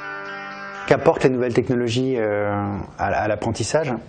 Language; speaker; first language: French; native; French